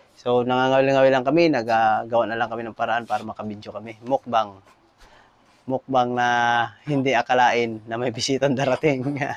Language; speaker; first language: Filipino; non-native, local second language; Cebuano